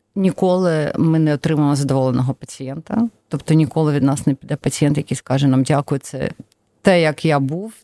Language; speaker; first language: Ukrainian; non-native, local second language; Russian